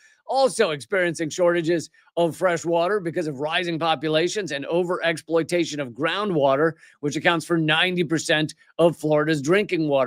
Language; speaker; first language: English; native; English